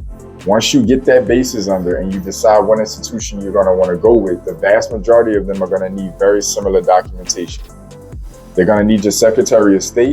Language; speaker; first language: English; native; English